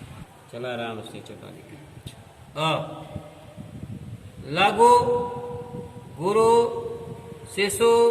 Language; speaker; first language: Hindi; native; Hindi